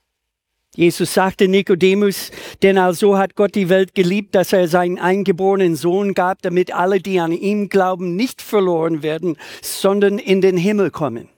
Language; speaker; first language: German; native; German